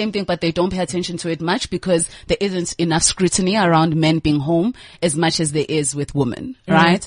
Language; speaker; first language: English; non-native, local second language; Zulu